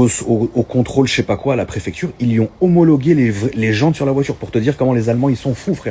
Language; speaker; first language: French; native; French